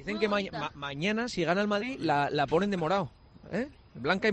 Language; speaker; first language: Spanish; native; Spanish